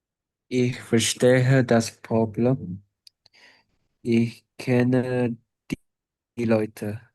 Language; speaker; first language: German; non-native, learner; Indonesian